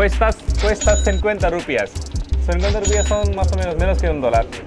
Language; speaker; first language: Spanish; non-native, fluent; Hindi